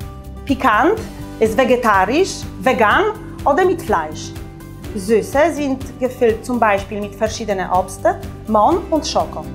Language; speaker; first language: German; non-native, fluent; Polish